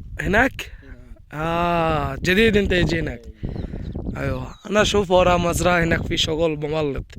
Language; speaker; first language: Arabic; non-native, learner; Bangla